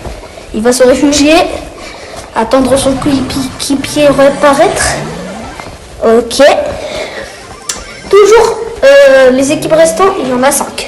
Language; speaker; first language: French; native; French